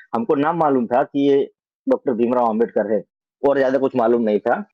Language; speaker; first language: Hindi; non-native, local second language; Gujarati